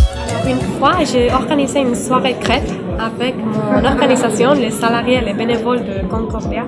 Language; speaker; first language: French; non-native, fluent; Spanish